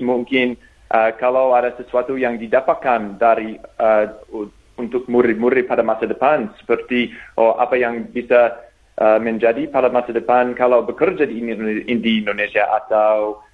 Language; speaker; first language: Indonesian; non-native, fluent; English